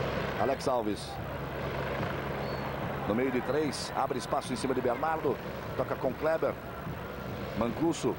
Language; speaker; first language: Portuguese; native; Portuguese